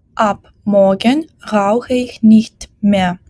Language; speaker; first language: German; non-native, fluent; Ukrainian